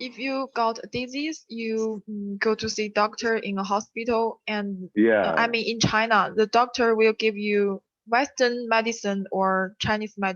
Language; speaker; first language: English; non-native, learner; Chinese